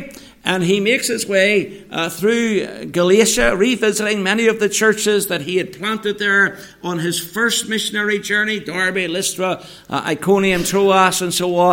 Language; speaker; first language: English; native; English